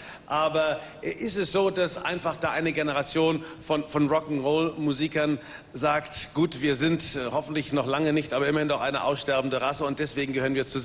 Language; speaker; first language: German; native; German